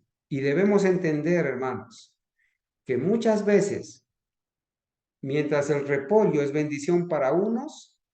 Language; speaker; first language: Spanish; native; Spanish